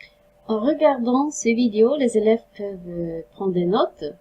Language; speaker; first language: French; non-native, fluent; Norwegian